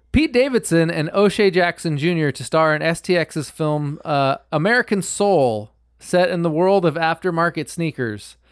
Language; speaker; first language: English; native; English